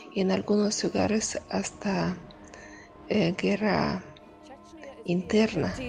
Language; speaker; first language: Spanish; non-native, fluent; Russian